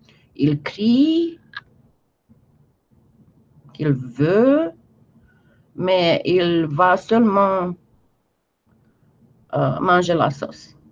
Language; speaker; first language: French; non-native, fluent; Romanian